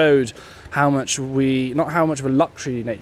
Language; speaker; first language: English; native; English